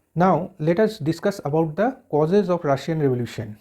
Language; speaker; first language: English; non-native, local second language; Bangla